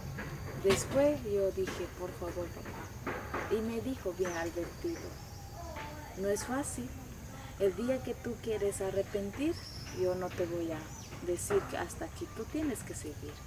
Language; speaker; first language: Spanish; non-native, local second language; Shipibo-Conibo